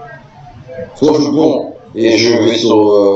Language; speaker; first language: French; native; French